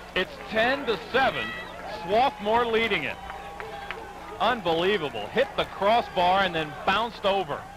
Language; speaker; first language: English; native; English